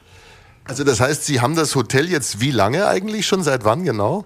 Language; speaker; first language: German; native; German